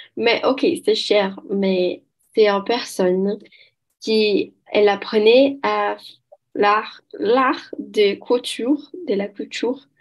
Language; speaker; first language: French; non-native, learner; Portuguese